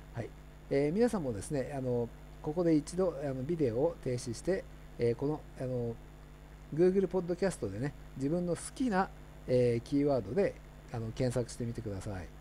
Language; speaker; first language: Japanese; native; Japanese